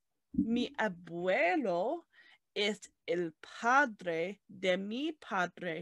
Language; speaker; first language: Spanish; non-native, learner; English